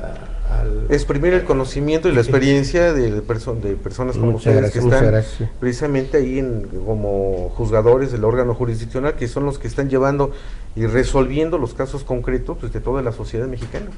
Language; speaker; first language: Spanish; native; Spanish